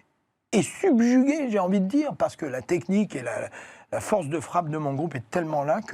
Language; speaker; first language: French; native; French